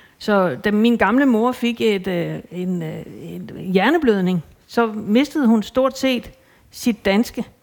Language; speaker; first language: Danish; native; Danish